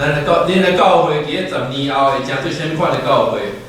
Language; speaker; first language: Chinese; native; Chinese